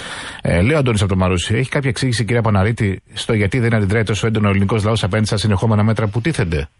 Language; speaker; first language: Greek; native; Greek